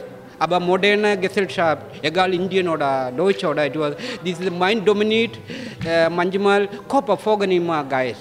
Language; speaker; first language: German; non-native, learner; Malayalam